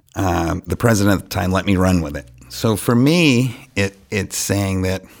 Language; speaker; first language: English; native; English